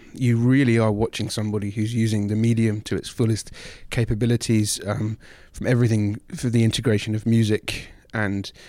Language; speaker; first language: English; native; English